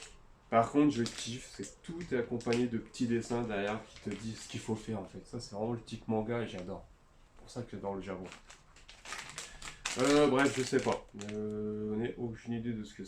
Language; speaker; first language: French; native; French